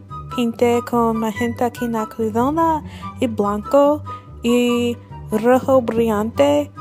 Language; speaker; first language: Spanish; non-native, learner; English